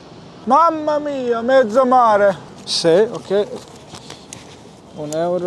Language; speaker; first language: Italian; non-native, learner; Slovenian